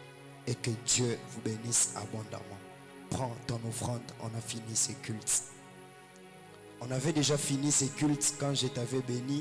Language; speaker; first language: French; non-native, local second language; Lingala